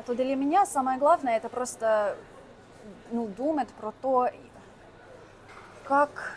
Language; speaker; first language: Russian; non-native, fluent; English